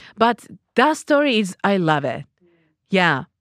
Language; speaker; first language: English; non-native, learner; Japanese